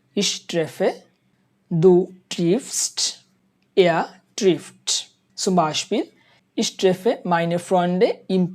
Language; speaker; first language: German; non-native, fluent; Bangla